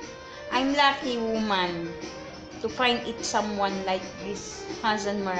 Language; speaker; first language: English; non-native, learner; Filipino